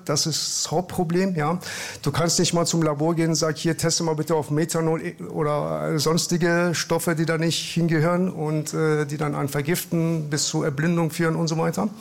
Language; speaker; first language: German; early bilingual, other home language; Persian